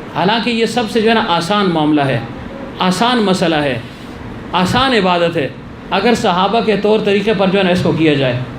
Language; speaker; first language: Urdu; non-native, local second language; Pashto